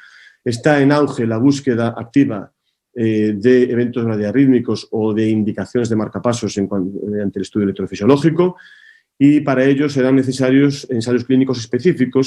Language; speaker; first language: Spanish; native; Spanish